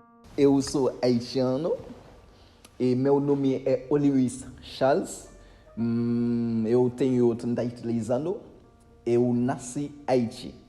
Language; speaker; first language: Portuguese; non-native, learner; Haitian Creole